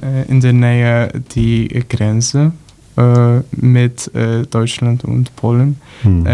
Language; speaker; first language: German; non-native, learner; Polish